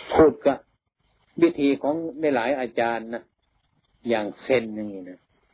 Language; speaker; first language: Thai; native; Thai